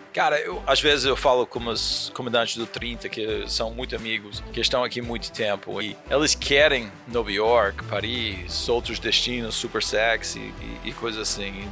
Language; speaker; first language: Portuguese; non-native, fluent; English